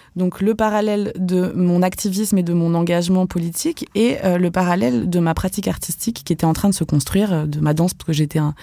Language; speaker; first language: French; native; French